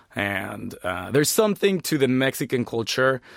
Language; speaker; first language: English; early bilingual, other home language; Spanish